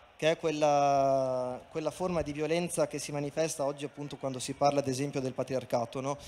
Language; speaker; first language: Italian; native; Italian